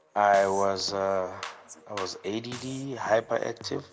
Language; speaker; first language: English; non-native, local second language; Southern Sotho